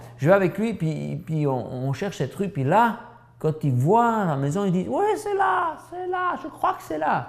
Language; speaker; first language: French; native; French